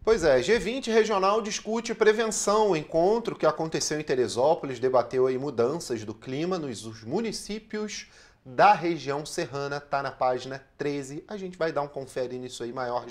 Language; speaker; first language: Portuguese; native; Portuguese